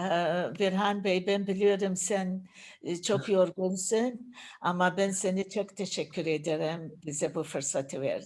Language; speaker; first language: Turkish; non-native, learner; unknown